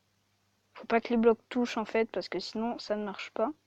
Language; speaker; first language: French; native; French